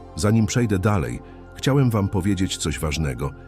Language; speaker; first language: Polish; native; Polish